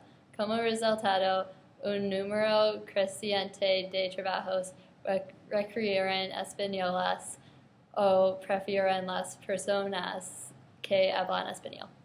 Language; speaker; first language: Spanish; non-native, learner; English